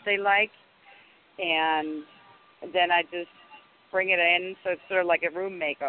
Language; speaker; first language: English; non-native, fluent; Danish